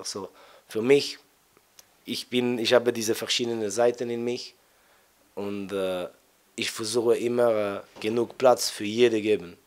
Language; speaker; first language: German; non-native, fluent; French